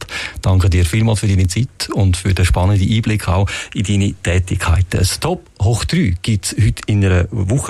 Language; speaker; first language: German; native; German